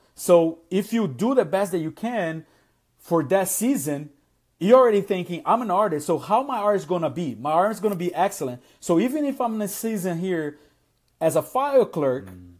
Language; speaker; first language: English; non-native, fluent; Portuguese